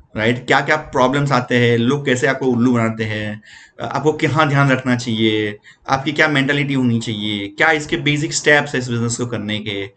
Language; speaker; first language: Hindi; non-native, local second language; Gujarati